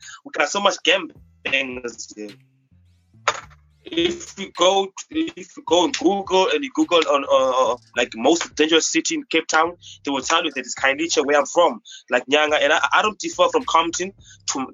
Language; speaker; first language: English; non-native, local second language; Xhosa